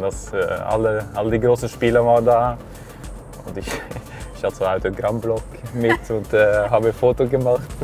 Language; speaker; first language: German; non-native, fluent; Norwegian